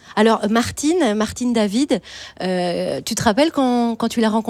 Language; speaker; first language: French; native; French